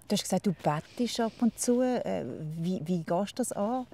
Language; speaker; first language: German; native; German